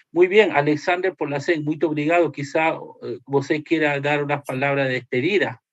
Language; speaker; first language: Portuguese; non-native, learner; Spanish